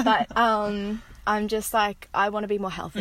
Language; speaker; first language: English; native; English